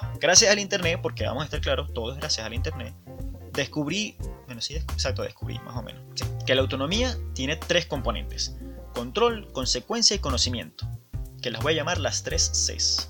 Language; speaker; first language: Spanish; native; Spanish